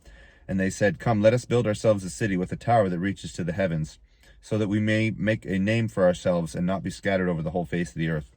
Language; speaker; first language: English; native; English